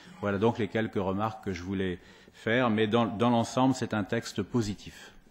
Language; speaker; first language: French; native; French